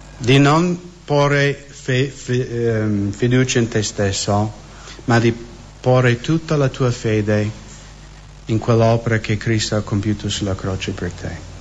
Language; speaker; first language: Italian; non-native, fluent; English